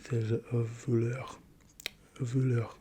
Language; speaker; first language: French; non-native, learner; English